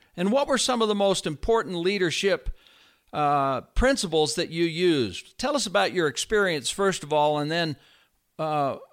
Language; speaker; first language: English; native; English